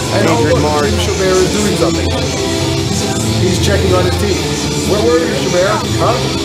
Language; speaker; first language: English; native; English